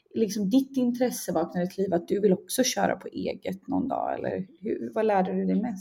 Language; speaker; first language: Swedish; early bilingual, other home language; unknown